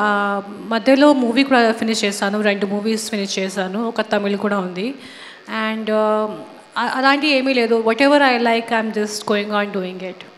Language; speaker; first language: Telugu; non-native, fluent; Hindi